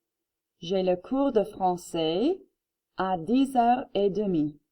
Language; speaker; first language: French; non-native, fluent; English